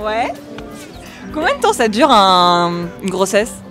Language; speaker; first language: French; native; French